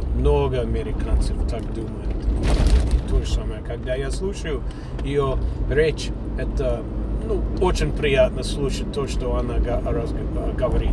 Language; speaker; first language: Russian; non-native, fluent; English